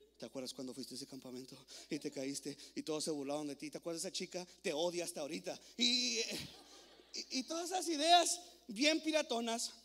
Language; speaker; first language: Spanish; native; Spanish